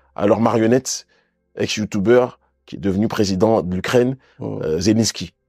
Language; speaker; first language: French; native; French